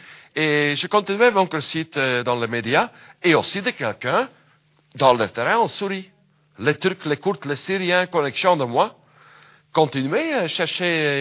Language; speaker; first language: French; non-native, learner; Dutch